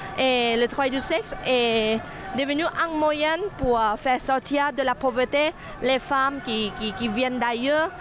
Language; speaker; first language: French; non-native, fluent; Thai